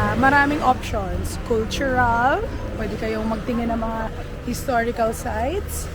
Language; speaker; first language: Filipino; native; Filipino